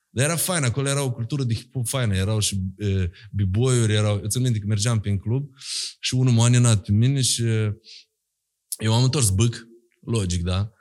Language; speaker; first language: Romanian; native; Romanian